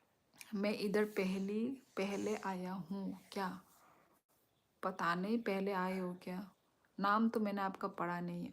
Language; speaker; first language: Hindi; non-native, local second language; Kok Borok